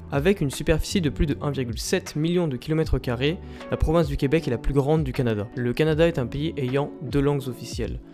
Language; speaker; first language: French; early bilingual, other home language; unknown